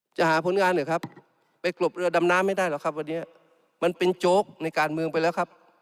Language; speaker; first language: Thai; non-native, local second language; Malay